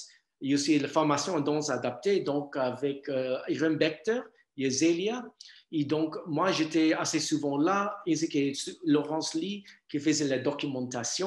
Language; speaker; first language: French; non-native, fluent; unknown